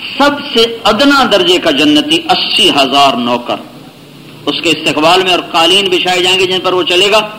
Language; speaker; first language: Urdu; non-native, local second language; Punjabi